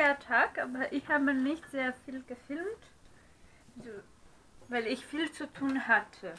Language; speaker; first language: German; non-native, fluent; Russian